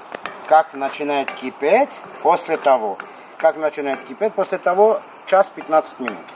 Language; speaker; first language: Russian; non-native, fluent; Armenian